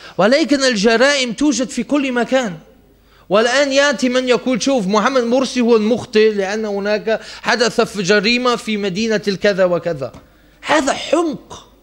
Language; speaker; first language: Arabic; non-native, fluent; German